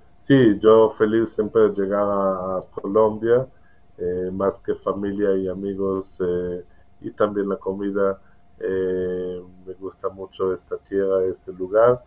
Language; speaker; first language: Spanish; non-native, learner; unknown